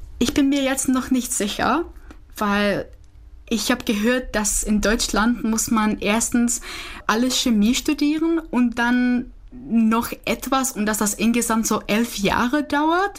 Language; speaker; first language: German; non-native, fluent; Czech